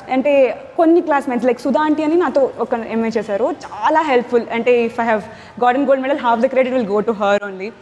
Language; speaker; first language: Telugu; non-native, local second language; Tamil